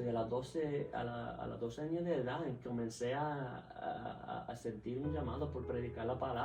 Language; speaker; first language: Spanish; early bilingual, heritage; Spanish